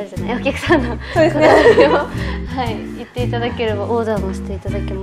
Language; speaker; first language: Japanese; native; Japanese